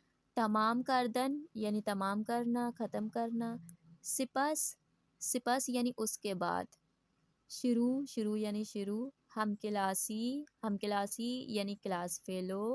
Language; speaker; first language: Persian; non-native, fluent; Urdu